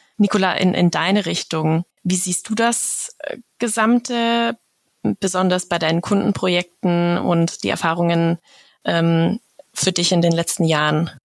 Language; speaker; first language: German; native; German